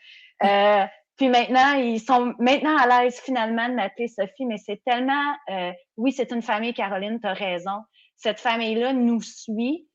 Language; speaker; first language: French; native; French